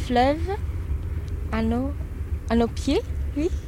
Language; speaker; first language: French; non-native, learner; Polish